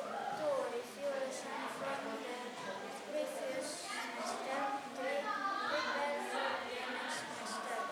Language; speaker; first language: English; non-native, learner; Indonesian